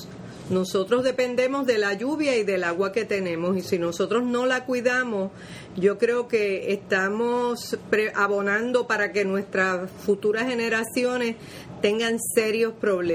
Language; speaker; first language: Spanish; native; Spanish